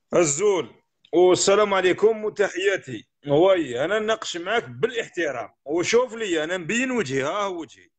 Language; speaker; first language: Arabic; native; Arabic